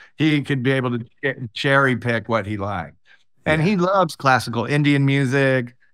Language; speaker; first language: English; native; English